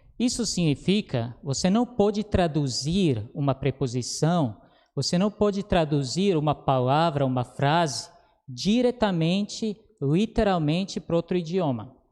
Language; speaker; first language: Portuguese; non-native, fluent; Croatian